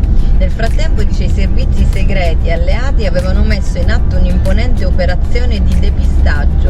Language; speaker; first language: Italian; native; Italian